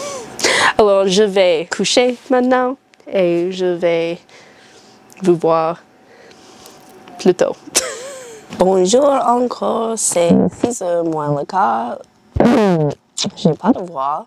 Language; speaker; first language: French; non-native, learner; English